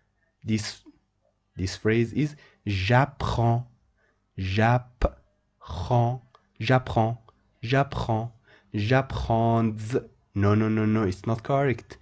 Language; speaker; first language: English; non-native, fluent; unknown